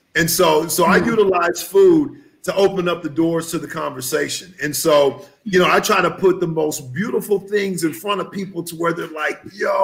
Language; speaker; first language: English; native; English